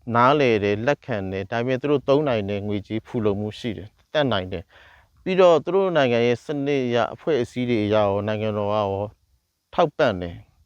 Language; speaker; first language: Burmese; native; Burmese